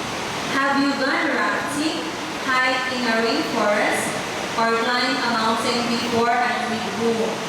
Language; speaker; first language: English; non-native, fluent; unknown